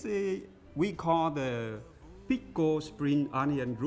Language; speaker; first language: English; non-native, learner; Vietnamese